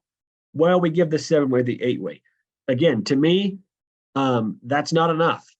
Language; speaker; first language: English; native; English